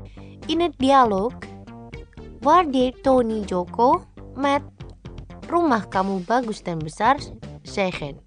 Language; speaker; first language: Dutch; non-native, learner; Indonesian